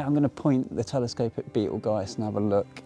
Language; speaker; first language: English; native; English